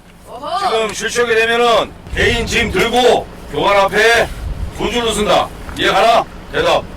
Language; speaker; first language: Korean; native; Korean